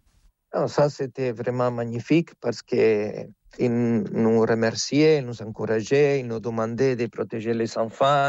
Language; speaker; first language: French; non-native, fluent; Spanish